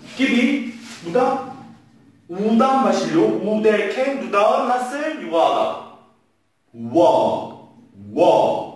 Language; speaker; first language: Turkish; non-native, fluent; Korean